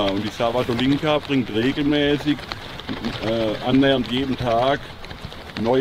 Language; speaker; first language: German; native; German